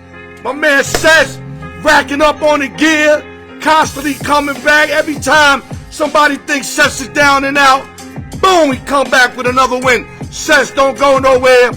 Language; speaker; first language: English; native; English